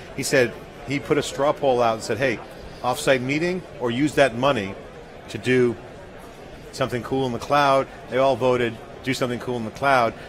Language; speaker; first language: English; native; English